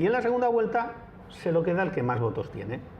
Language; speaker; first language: Spanish; native; Spanish